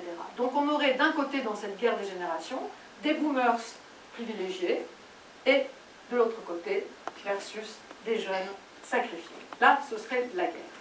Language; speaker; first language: French; native; French